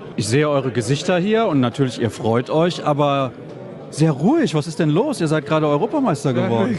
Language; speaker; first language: German; native; German